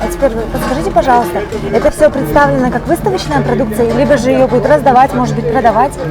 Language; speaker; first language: Russian; native; Russian